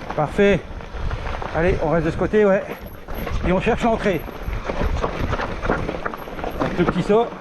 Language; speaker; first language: French; native; French